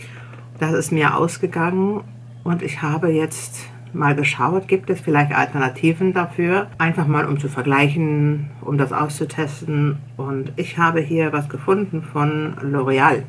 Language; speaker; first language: German; native; German